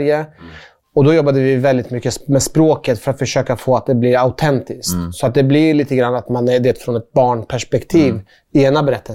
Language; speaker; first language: Swedish; early bilingual, other home language; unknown